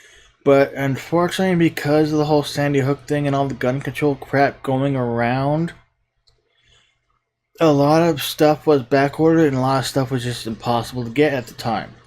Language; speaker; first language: English; native; English